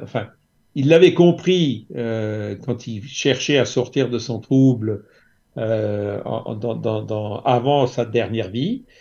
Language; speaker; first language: French; native; French